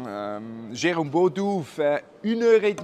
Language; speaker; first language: French; non-native, fluent; German